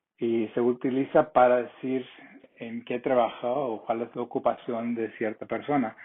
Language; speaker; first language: Spanish; non-native, fluent; English